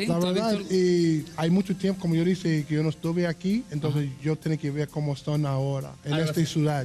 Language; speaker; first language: Spanish; non-native, learner; English